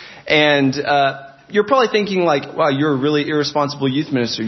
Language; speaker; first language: English; native; English